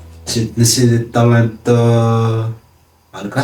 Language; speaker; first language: French; non-native, local second language; Malagasy